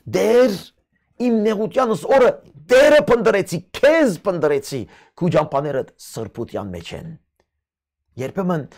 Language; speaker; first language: Armenian; early bilingual, heritage; Armenian